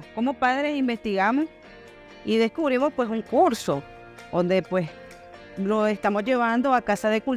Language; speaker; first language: Spanish; native; Spanish